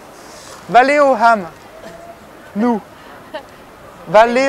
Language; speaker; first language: Danish; non-native, learner; French